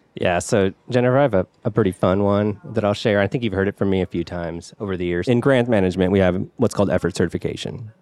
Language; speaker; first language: English; native; English